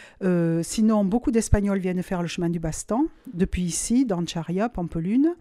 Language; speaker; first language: French; native; French